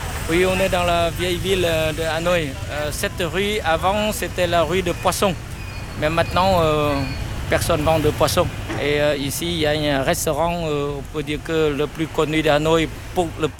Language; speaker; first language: French; non-native, fluent; Vietnamese